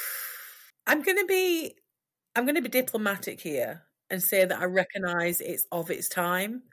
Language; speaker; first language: English; native; English